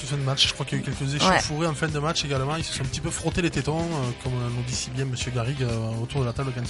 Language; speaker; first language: French; native; French